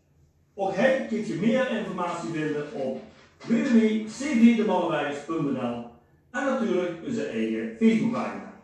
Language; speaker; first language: Dutch; native; Dutch